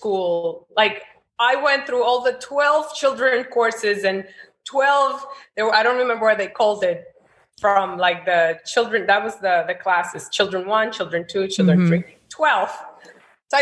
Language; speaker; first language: English; non-native, fluent; Spanish